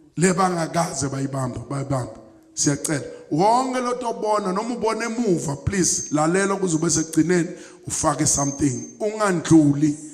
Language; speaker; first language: Zulu; non-native, local second language; Swati